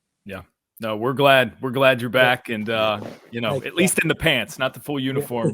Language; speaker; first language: English; native; English